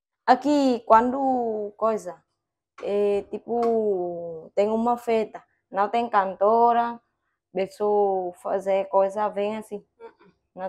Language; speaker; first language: Portuguese; non-native, learner; Vietnamese